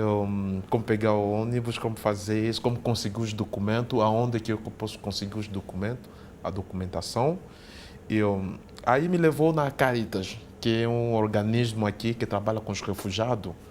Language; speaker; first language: Portuguese; non-native, fluent; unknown